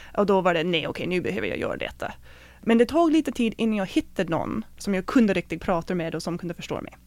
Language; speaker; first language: Swedish; non-native, fluent; English